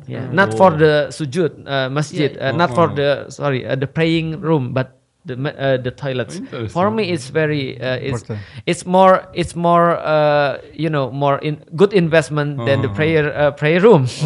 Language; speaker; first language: English; non-native, fluent; Indonesian